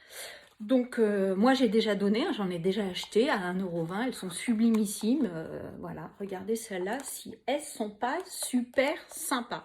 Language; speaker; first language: French; native; French